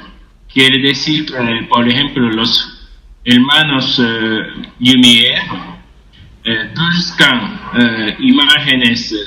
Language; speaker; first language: Spanish; non-native, fluent; Japanese